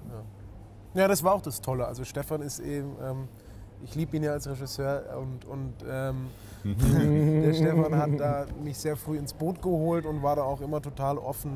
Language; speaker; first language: German; native; German